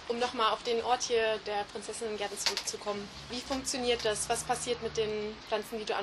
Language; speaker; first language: German; native; German